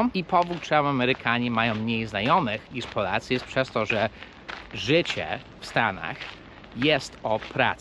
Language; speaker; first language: Polish; non-native, fluent; English